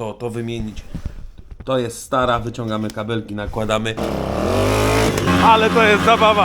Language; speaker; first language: Polish; native; Polish